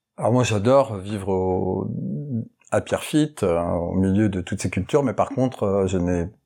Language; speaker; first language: French; native; French